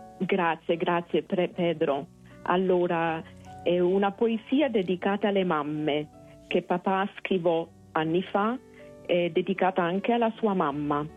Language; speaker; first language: Italian; early bilingual, other home language; French